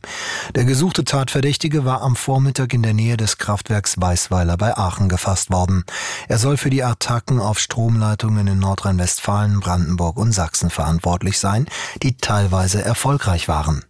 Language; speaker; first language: German; native; German